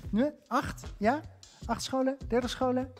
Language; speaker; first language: Dutch; native; Dutch